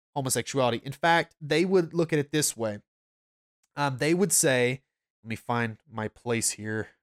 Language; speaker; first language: English; native; English